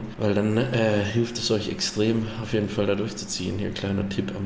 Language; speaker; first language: German; native; German